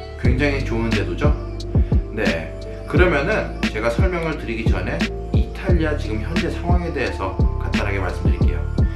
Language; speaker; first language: Korean; native; Korean